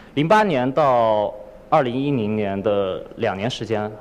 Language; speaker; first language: Chinese; native; Chinese